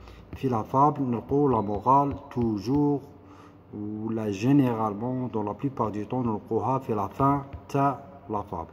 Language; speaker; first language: French; non-native, local second language; Arabic